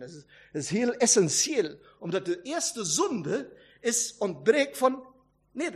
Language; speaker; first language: Dutch; non-native, fluent; German